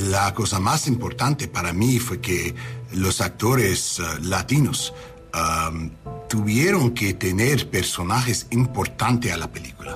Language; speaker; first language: Spanish; non-native, learner; English